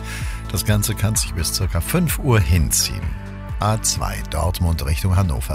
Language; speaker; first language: German; native; German